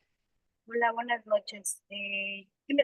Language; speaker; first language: Spanish; native; Spanish